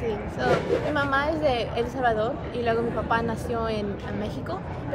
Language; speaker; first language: Spanish; early bilingual, heritage; Spanish